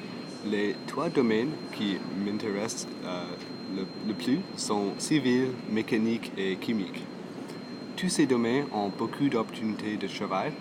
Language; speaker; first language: French; non-native, local second language; English